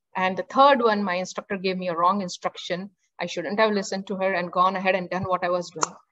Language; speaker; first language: English; non-native, local second language; Marathi